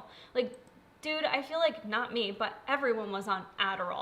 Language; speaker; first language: English; native; English